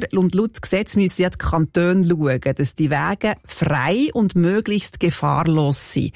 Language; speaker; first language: German; native; German